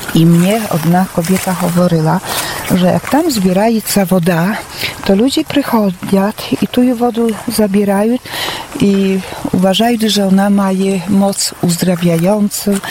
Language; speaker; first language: Polish; non-native, local second language; Belarusian